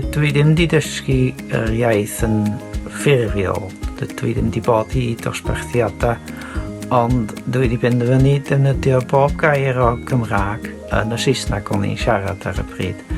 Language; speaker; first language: Welsh; non-native, fluent; Dutch